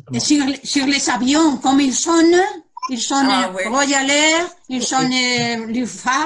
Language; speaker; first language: French; non-native, learner; Spanish